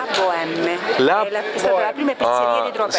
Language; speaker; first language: Italian; native; Italian